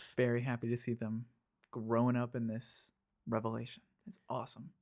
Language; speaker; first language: English; native; English